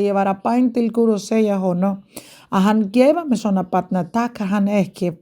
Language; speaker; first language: Icelandic; non-native, learner; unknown